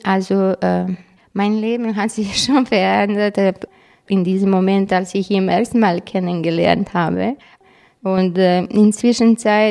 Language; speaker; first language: German; non-native, fluent; Croatian